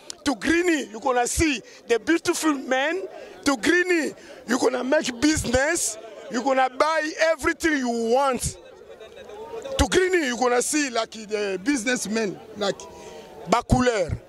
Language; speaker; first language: English; non-native, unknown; Lingala